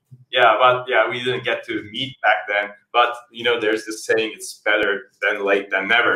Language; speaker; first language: English; non-native, fluent; Turkish